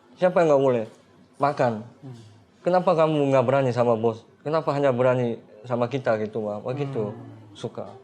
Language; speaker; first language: Indonesian; non-native, fluent; Korean